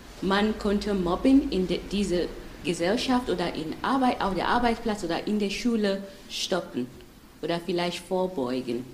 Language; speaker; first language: German; non-native, fluent; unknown